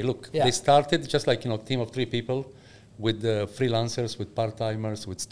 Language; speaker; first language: English; non-native, fluent; Bosnian